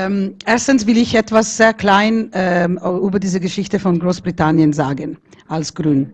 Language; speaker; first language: German; non-native, fluent; Italian